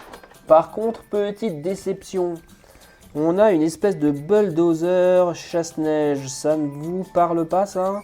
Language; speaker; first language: French; native; French